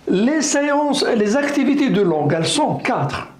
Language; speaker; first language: French; non-native, local second language; Arabic